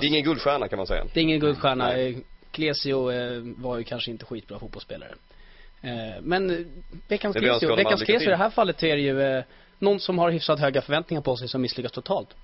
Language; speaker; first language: Swedish; native; Swedish